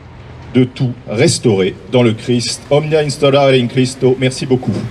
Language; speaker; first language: French; native; French